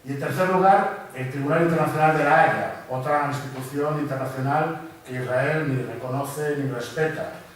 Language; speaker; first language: Spanish; native; Spanish